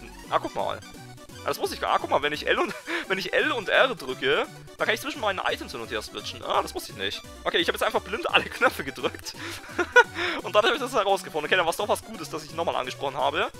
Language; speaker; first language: German; native; German